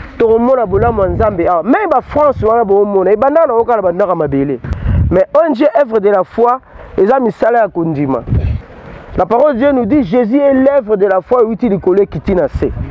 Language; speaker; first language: Lingala; non-native, local second language; Kongo